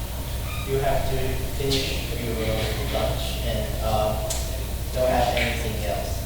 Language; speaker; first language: English; non-native, learner; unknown